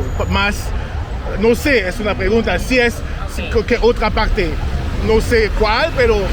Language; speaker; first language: Spanish; non-native, learner; English